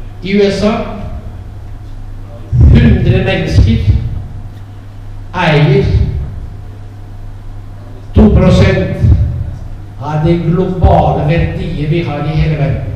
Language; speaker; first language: Norwegian; non-native, fluent; Italian